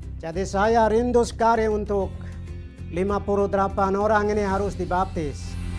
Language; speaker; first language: Indonesian; non-native, local second language; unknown